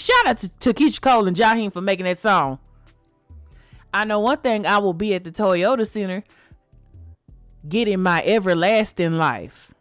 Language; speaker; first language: English; native; English